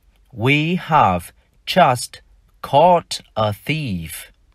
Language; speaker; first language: English; non-native, fluent; Vietnamese